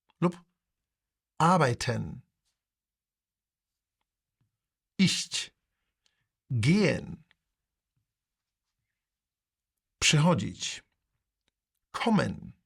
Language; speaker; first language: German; non-native, fluent; Polish